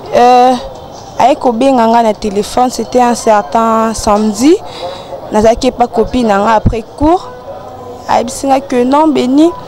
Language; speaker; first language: Lingala; non-native, local second language; Luba-Lulua